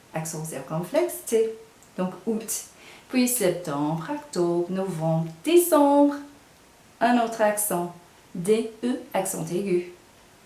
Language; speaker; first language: French; non-native, fluent; English